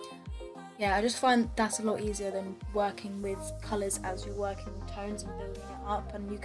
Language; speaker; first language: English; native; English